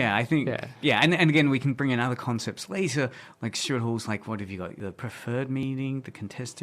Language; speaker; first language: English; native; English